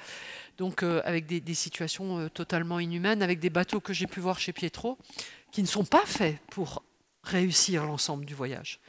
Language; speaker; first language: French; native; French